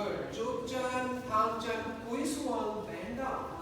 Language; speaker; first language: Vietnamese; non-native, learner; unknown